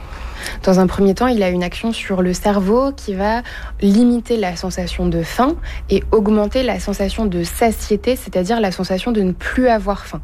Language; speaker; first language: French; native; French